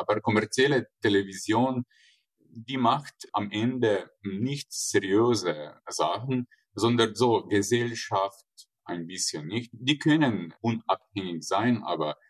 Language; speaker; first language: German; non-native, fluent; Slovenian